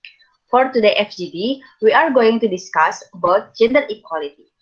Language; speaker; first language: English; non-native, learner; Indonesian